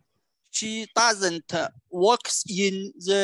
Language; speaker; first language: English; non-native, learner; Vietnamese